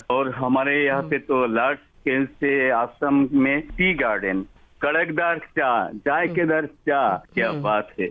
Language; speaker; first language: Hindi; non-native, local second language; Bangla